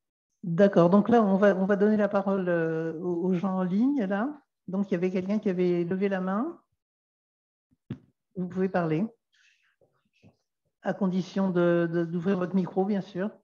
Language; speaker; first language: French; native; French